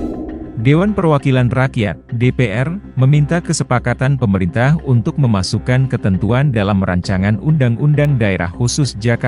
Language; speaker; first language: Indonesian; native; Indonesian